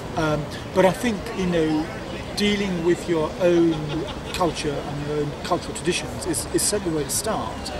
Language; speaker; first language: English; native; English